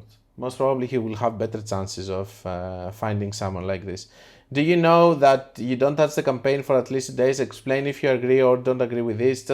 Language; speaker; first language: English; non-native, fluent; Greek